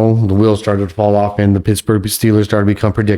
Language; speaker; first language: English; native; English